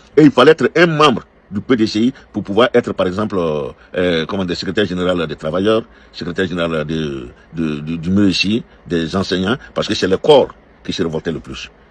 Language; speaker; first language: French; non-native, local second language; Dyula